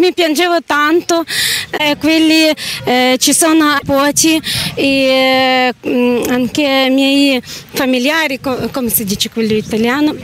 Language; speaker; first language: Italian; non-native, learner; Ukrainian